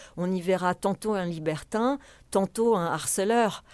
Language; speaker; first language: French; native; French